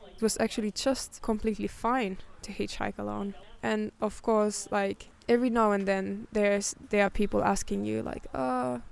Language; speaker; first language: English; non-native, fluent; Finnish